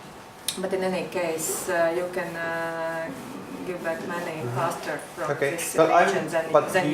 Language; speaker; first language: English; non-native, learner; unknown